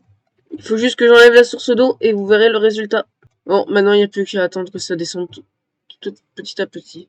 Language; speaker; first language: French; native; French